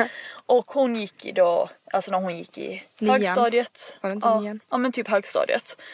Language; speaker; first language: Swedish; native; Swedish